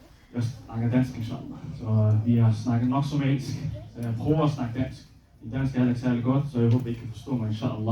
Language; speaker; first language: Danish; early bilingual, other home language; Somali